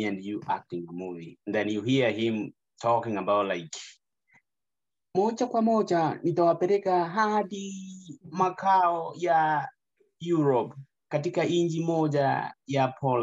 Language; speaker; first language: English; non-native, local second language; Gusii